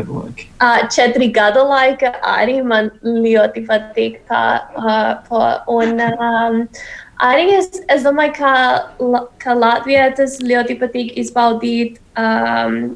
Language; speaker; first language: Latvian; non-native, learner; Spanish